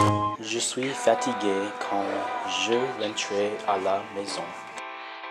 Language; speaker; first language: French; non-native, learner; English